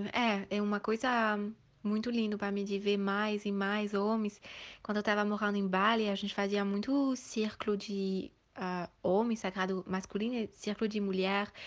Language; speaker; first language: Portuguese; early bilingual, heritage; Portuguese